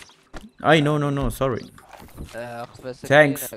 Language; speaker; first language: English; non-native, learner; Spanish